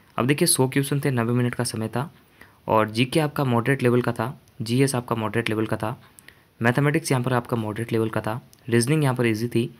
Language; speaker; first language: Hindi; native; Hindi